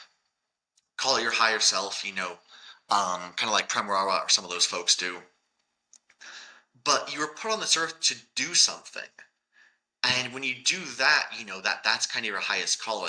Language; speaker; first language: English; native; English